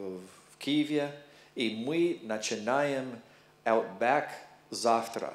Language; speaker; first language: Russian; non-native, learner; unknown